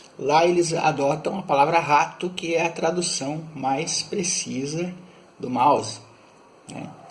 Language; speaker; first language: Portuguese; native; Portuguese